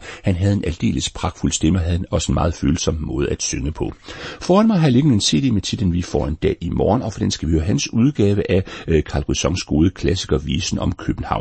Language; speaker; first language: Danish; native; Danish